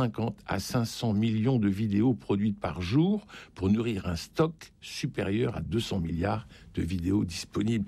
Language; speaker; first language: French; native; French